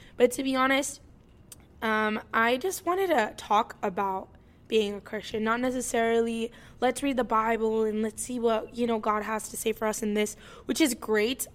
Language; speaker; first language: English; native; English